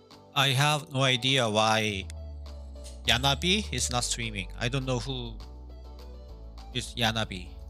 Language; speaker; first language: English; non-native, fluent; Korean